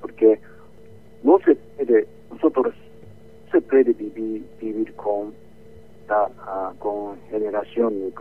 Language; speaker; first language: Spanish; non-native, learner; Japanese